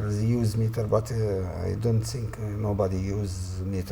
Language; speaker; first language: English; non-native, learner; Arabic